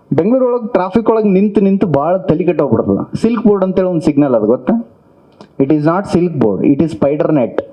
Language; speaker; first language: Kannada; native; Kannada